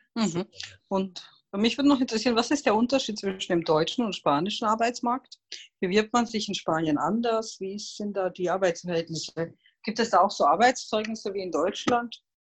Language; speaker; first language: German; non-native, fluent; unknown